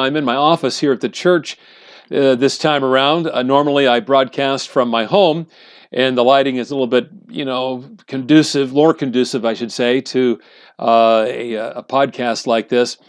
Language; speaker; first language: English; native; English